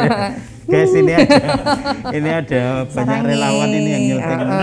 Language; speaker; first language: Indonesian; native; Indonesian